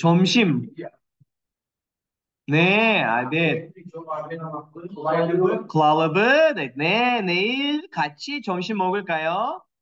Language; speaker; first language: Korean; non-native, fluent; Kyrgyz